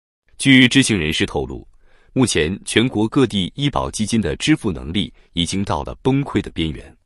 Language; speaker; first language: Chinese; native; Chinese